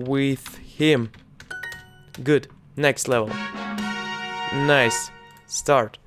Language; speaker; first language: English; non-native, learner; Russian